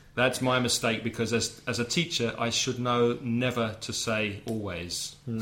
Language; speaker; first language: English; native; English